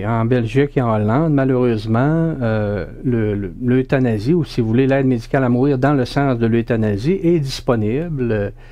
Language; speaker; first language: French; native; French